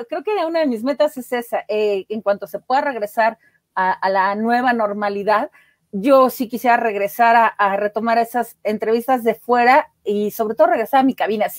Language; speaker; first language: Spanish; native; Spanish